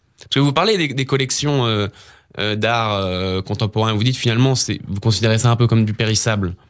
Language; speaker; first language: French; native; French